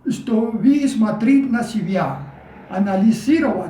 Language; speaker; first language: Russian; non-native, fluent; Spanish